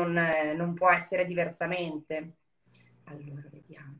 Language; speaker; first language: Italian; native; Italian